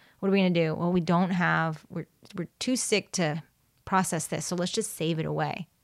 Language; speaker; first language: English; early bilingual, other home language; Spanish